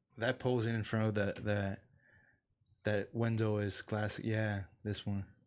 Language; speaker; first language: English; non-native, fluent; Portuguese